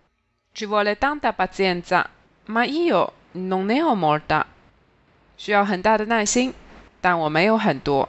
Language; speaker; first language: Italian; non-native, fluent; Chinese